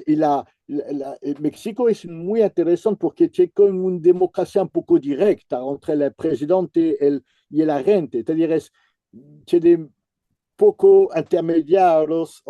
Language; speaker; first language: Spanish; non-native, fluent; French